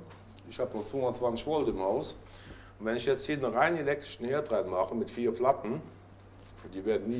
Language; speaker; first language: German; native; German